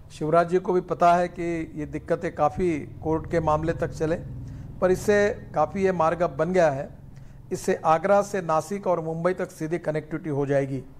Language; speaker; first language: Hindi; non-native, local second language; Marathi